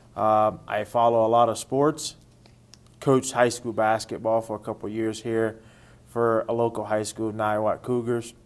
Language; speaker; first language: English; native; English